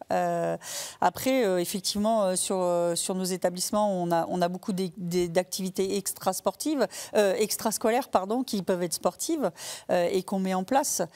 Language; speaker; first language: French; native; French